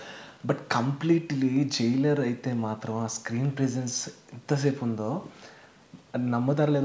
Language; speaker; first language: Telugu; native; Telugu